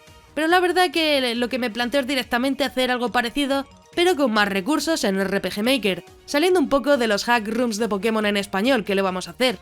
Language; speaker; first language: Spanish; native; Spanish